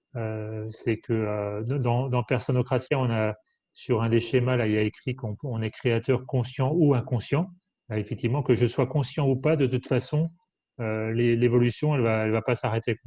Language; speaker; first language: French; native; French